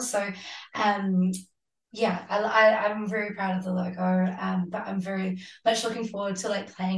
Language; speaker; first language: English; native; English